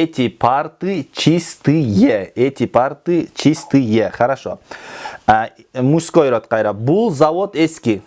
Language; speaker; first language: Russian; non-native, local second language; Kyrgyz